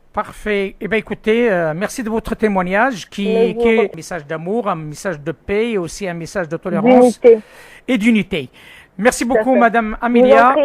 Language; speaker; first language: French; non-native, local second language; Arabic